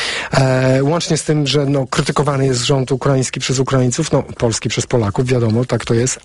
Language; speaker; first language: Polish; native; Polish